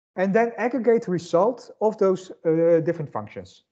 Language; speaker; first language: English; non-native, fluent; Dutch